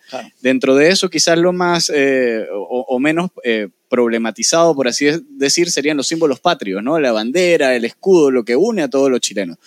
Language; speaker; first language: Spanish; native; Spanish